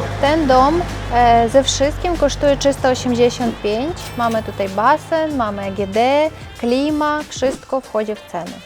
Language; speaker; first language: Polish; non-native, fluent; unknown